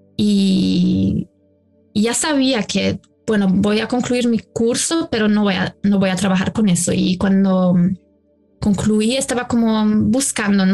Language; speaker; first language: Spanish; non-native, fluent; German